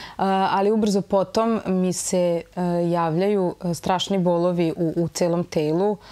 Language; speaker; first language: Serbian; native; Serbian